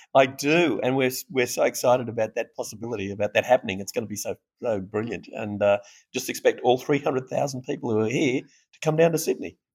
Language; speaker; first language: English; native; English